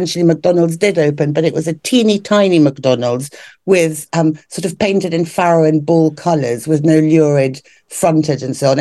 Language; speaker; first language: English; native; English